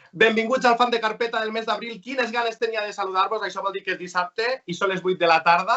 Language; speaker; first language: Catalan; native; Catalan